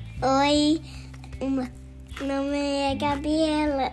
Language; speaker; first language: Portuguese; early bilingual, heritage; Portuguese